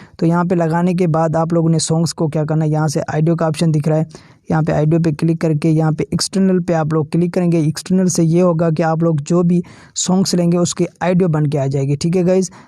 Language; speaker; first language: Urdu; non-native, local second language; Sindhi